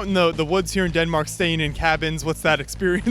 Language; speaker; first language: English; native; English